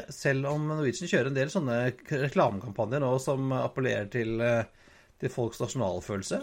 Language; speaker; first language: Norwegian; native; Norwegian